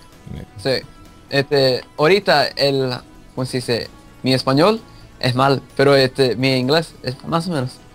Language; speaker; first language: Spanish; early bilingual, heritage; English